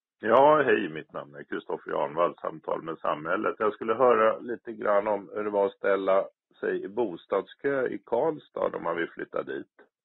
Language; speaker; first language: Swedish; native; Swedish